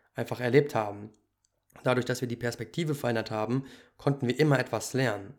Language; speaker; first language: German; native; German